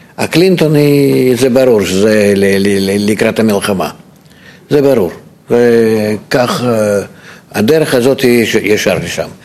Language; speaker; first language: Hebrew; non-native, fluent; Russian